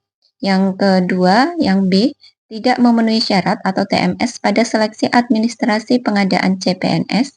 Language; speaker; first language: Indonesian; native; Indonesian